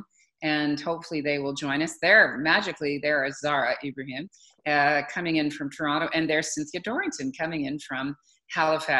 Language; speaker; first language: English; native; English